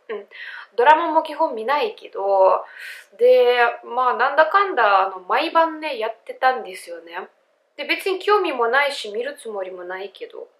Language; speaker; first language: Japanese; non-native, fluent; Russian